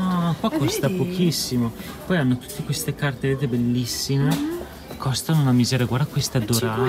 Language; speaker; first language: Italian; native; Italian